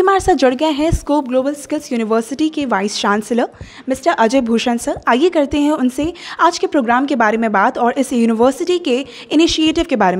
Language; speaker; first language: Hindi; native; Hindi